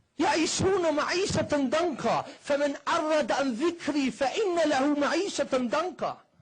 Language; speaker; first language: Egyptian Arabic; non-native, fluent; German